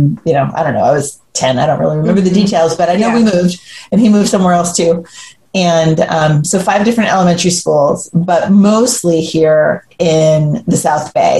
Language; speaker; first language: English; native; English